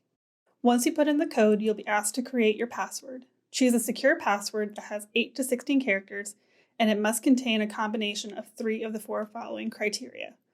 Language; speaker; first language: English; native; English